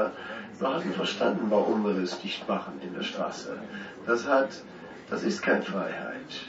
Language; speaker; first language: German; non-native, fluent; Dutch